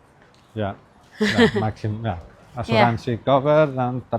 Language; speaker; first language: Indonesian; non-native, learner; Catalan